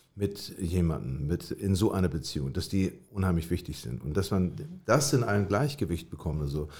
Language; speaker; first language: German; native; German